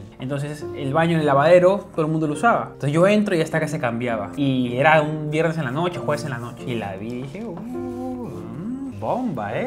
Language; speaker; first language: Spanish; native; Spanish